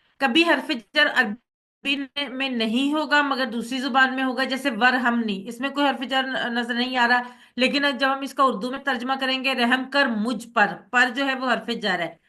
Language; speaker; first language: Urdu; native; Urdu